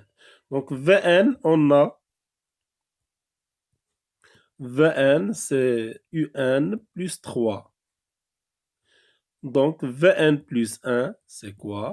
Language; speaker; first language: French; non-native, local second language; Arabic